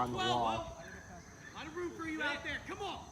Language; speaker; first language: English; native; English